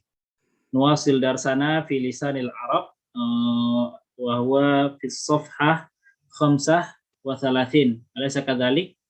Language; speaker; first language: Arabic; non-native, fluent; Indonesian